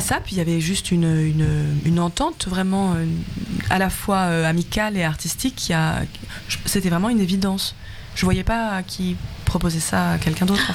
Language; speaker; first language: French; native; French